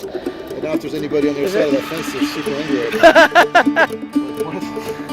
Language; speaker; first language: English; native; English